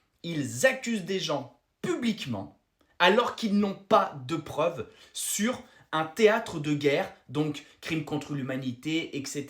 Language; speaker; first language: French; native; French